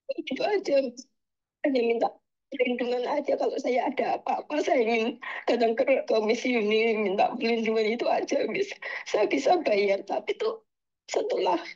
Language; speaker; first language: Indonesian; native; Indonesian